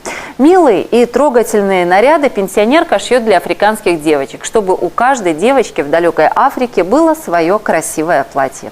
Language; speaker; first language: Russian; native; Russian